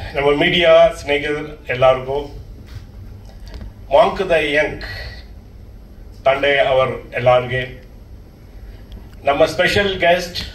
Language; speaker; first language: Kannada; non-native, learner; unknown